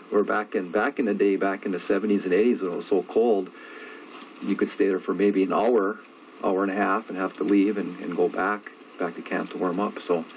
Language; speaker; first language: English; native; English